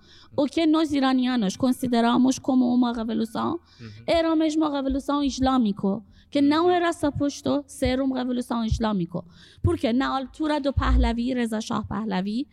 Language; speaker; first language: Portuguese; non-native, fluent; Persian